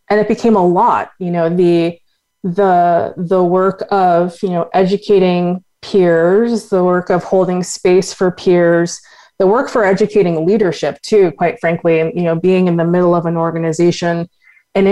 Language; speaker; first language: English; native; English